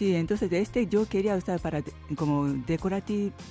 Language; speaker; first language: Spanish; non-native, learner; Japanese